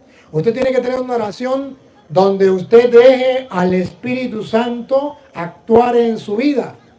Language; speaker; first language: Spanish; native; Spanish